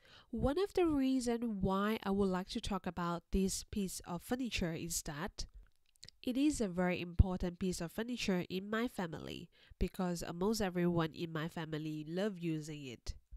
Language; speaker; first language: English; non-native, fluent; Chinese